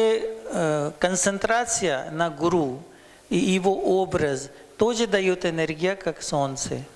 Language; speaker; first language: Russian; non-native, learner; Hindi